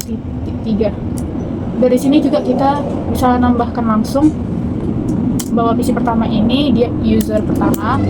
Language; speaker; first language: Indonesian; native; Indonesian